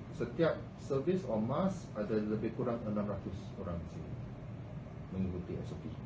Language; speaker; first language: Malay; non-native, local second language; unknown